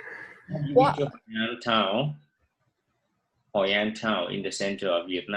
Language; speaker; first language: English; non-native, learner; Vietnamese